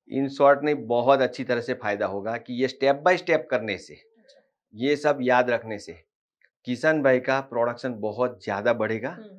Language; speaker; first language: Hindi; non-native, local second language; Marathi